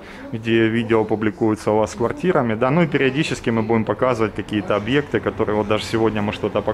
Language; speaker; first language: Russian; native; Russian